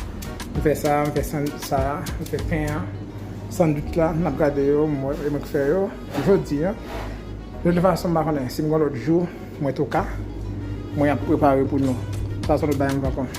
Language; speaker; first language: French; non-native, learner; Haitian Creole